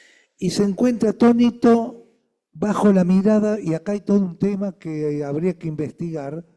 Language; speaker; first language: Spanish; native; Spanish